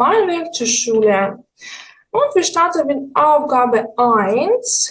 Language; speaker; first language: German; non-native, fluent; Ukrainian